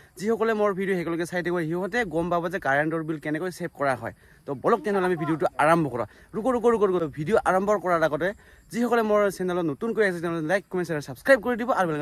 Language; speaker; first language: Assamese; native; Assamese